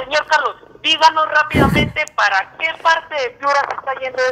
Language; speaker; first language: Spanish; native; Spanish